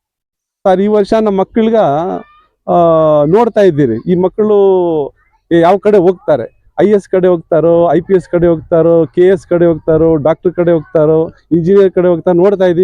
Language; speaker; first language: Kannada; non-native, local second language; Urdu